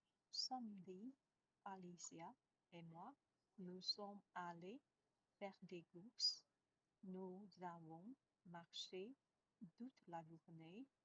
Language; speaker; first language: French; non-native, learner; Chinese